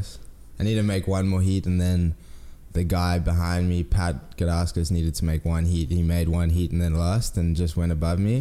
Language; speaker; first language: English; native; English